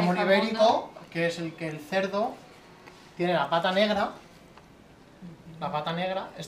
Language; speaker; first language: Spanish; native; Spanish